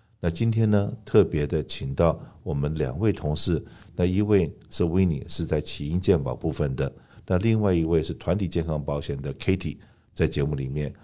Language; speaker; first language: Chinese; native; Chinese